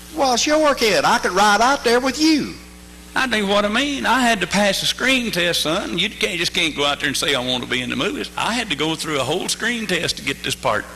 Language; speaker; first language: English; native; English